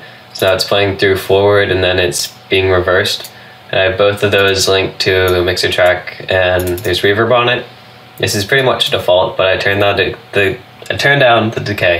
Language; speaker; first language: English; native; English